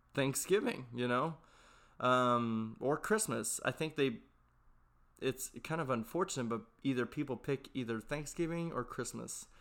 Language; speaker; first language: English; native; English